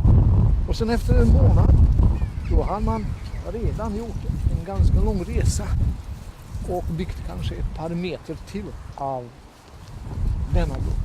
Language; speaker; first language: Swedish; non-native, fluent; Bosnian